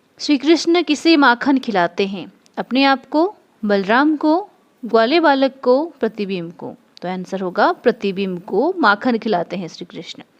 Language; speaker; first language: Hindi; non-native, local second language; Odia